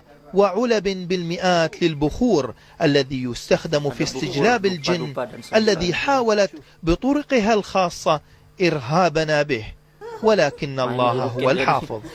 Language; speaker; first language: Arabic; native; Arabic